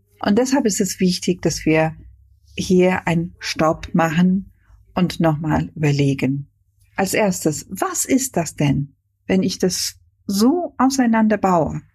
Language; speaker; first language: German; non-native, fluent; Hungarian